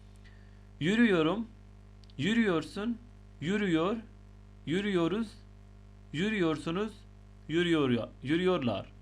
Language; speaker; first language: Turkish; non-native, fluent; Urdu